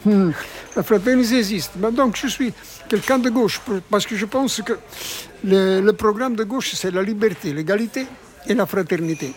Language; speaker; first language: French; non-native, fluent; Italian